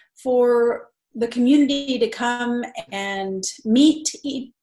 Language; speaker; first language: English; native; English